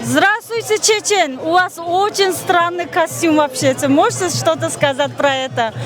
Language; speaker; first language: Russian; non-native, learner; Turkmen